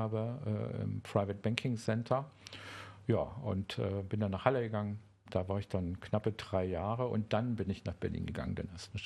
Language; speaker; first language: German; native; German